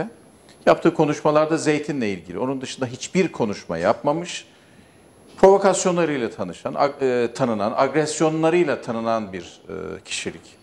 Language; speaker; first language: Turkish; native; Turkish